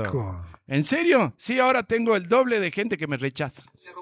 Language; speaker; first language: Spanish; native; Spanish